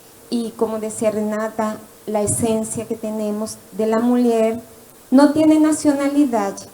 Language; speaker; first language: Portuguese; non-native, learner; Spanish